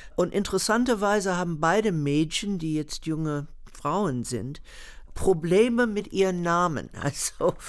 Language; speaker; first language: German; non-native, fluent; English